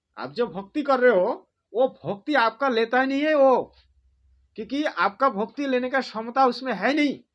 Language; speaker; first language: Hindi; non-native, local second language; Bangla